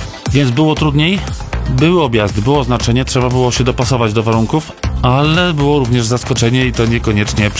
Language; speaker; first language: Polish; native; Polish